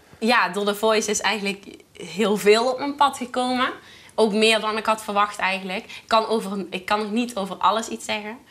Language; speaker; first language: Dutch; native; Dutch